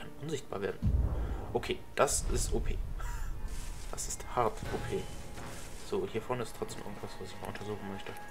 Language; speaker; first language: German; native; German